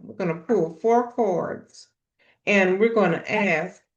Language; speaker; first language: English; native; English